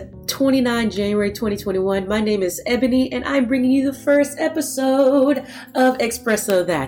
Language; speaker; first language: English; native; English